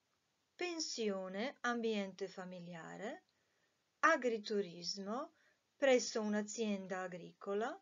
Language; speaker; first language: Italian; non-native, fluent; Croatian